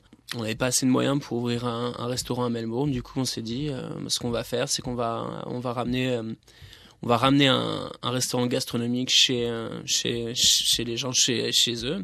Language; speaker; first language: French; native; French